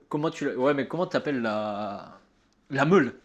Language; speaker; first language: French; native; French